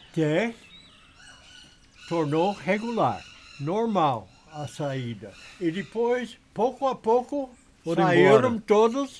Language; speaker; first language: Portuguese; non-native, learner; English